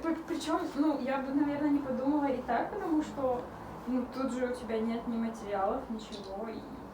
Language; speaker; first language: Russian; native; Russian